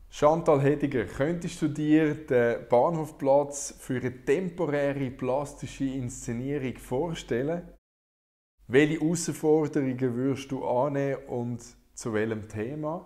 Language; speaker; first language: German; native; German